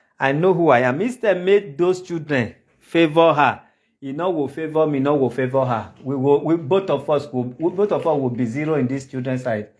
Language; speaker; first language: Nigerian Pidgin; native; Nigerian Pidgin